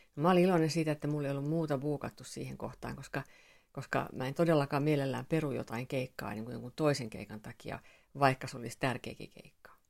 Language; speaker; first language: Finnish; non-native, local second language; Swedish